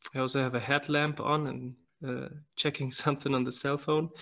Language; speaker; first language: English; non-native, fluent; German